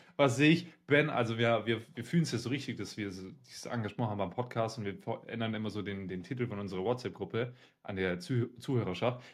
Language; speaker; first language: German; early bilingual, other home language; Russian